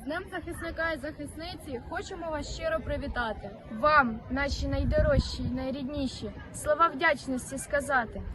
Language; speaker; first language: Ukrainian; native; Ukrainian